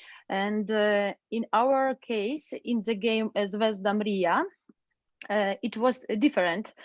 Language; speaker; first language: English; non-native, learner; Ukrainian